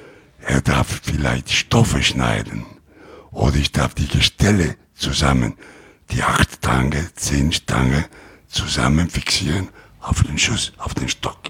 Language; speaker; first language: German; non-native, learner; Italian